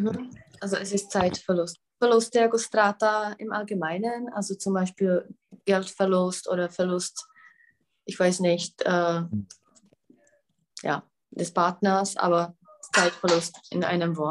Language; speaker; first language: German; non-native, fluent; Czech